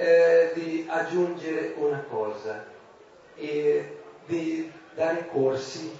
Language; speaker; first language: Italian; non-native, learner; Portuguese